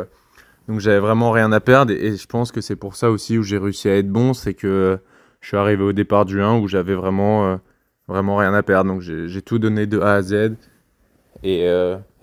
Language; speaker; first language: French; native; French